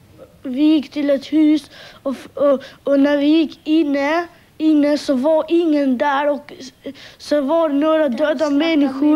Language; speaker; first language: Swedish; non-native, learner; Albanian